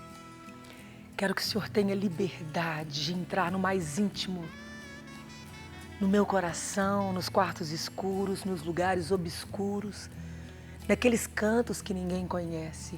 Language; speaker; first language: Portuguese; native; Portuguese